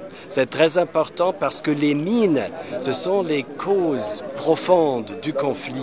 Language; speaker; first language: French; non-native, fluent; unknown